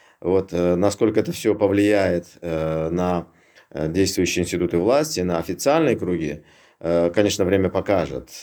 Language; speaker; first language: Russian; non-native, local second language; Uzbek